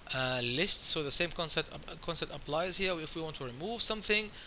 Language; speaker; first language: English; non-native, fluent; Arabic